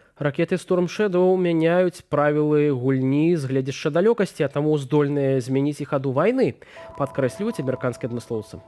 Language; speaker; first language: Belarusian; native; Belarusian